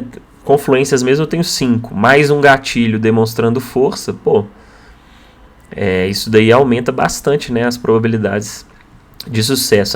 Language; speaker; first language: Portuguese; native; Portuguese